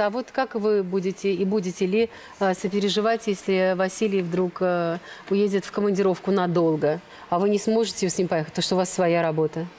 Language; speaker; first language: Russian; native; Russian